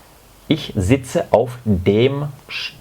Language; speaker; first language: German; non-native, fluent; Spanish